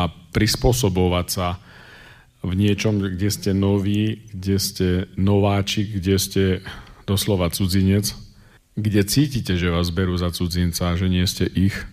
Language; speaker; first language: Slovak; native; Slovak